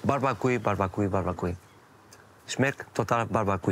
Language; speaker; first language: German; non-native, learner; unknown